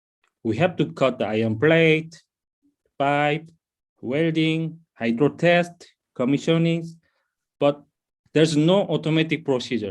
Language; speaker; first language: English; non-native, fluent; Korean